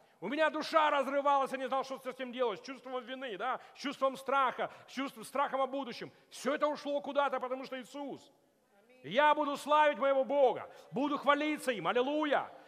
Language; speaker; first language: Russian; non-native, local second language; Ukrainian